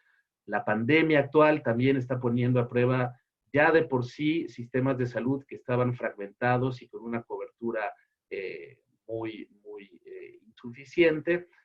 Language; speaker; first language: Spanish; native; Spanish